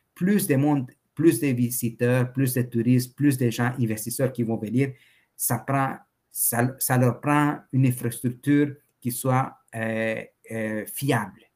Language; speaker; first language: French; non-native, fluent; Spanish